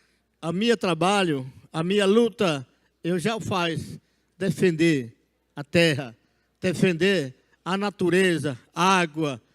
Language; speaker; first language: Portuguese; non-native, local second language; Yanomámi